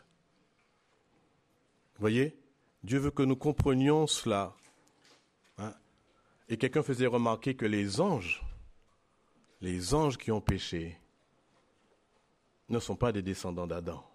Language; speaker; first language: French; native; French